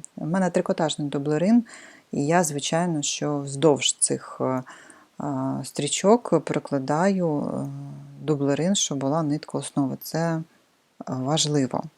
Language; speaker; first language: Ukrainian; non-native, local second language; Russian